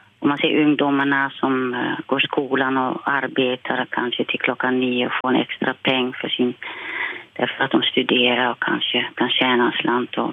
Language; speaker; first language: Swedish; non-native, fluent; Dutch